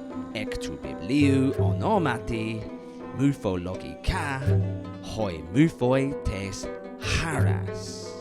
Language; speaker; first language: Greek; non-native, fluent; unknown